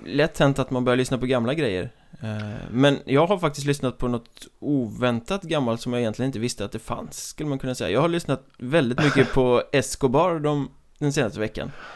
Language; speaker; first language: Swedish; native; Swedish